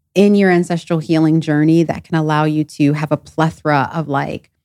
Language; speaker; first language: English; early bilingual, other home language; Krio